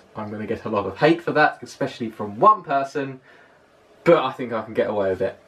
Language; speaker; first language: English; native; English